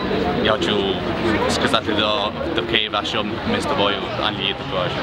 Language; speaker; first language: Ukrainian; early bilingual, heritage; English